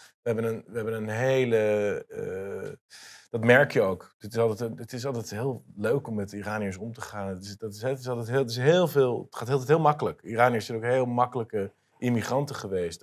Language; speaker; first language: Dutch; native; Dutch